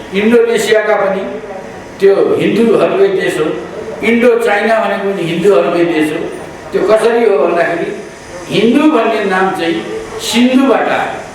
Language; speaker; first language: Nepali; native; Nepali